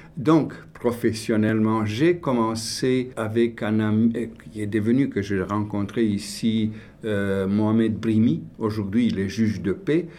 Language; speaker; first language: French; non-native, fluent; Romanian